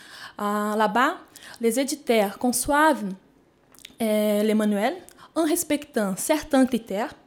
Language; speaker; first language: French; non-native, fluent; Portuguese